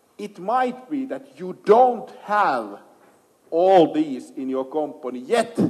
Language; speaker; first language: English; non-native, fluent; Finnish